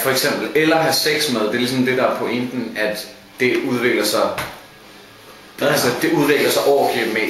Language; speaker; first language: Danish; native; Danish